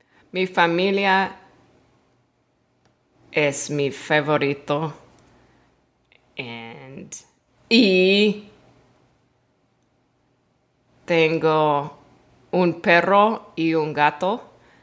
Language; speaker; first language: Spanish; non-native, learner; English